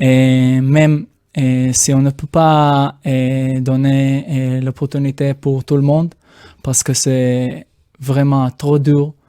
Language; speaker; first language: French; non-native, fluent; Hebrew